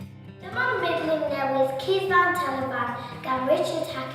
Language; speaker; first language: Welsh; non-native, local second language; English